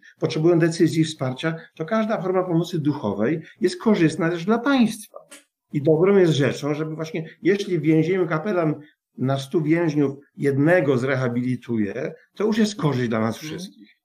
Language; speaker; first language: Polish; native; Polish